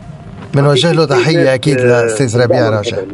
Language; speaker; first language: Arabic; native; Arabic